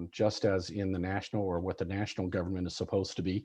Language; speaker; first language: English; native; English